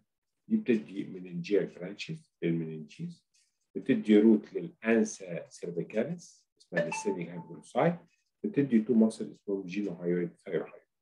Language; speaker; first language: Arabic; native; Arabic